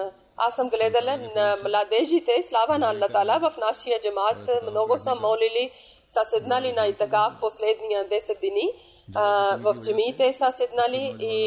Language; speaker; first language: Bulgarian; non-native, local second language; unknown